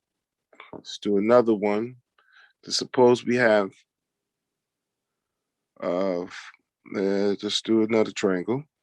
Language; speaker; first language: English; native; English